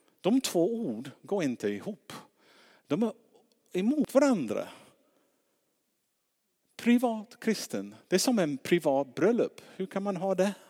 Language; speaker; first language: Swedish; non-native, fluent; English